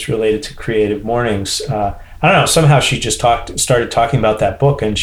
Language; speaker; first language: English; native; English